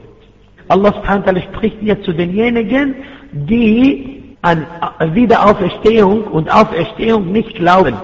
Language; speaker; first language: German; non-native, fluent; Arabic